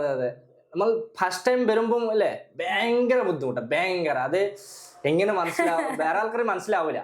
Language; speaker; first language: Malayalam; non-native, local second language; Bangla